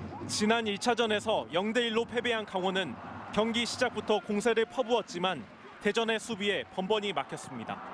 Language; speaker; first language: Korean; native; Korean